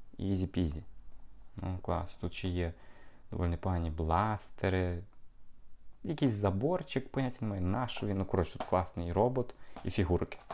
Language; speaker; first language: Ukrainian; non-native, local second language; Russian